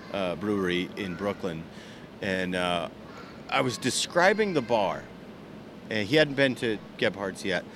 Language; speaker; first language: English; native; English